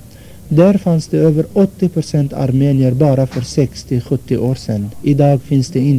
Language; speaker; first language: Swedish; non-native, fluent; Armenian